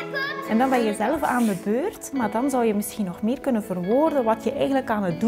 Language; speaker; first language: Dutch; native; Dutch